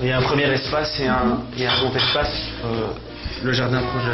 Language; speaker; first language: French; native; French